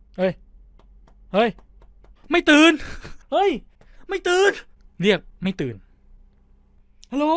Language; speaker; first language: Thai; native; Thai